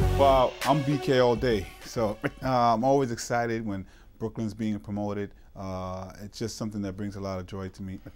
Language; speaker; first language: English; native; English